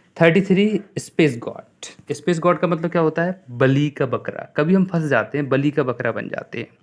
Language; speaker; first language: Hindi; native; Hindi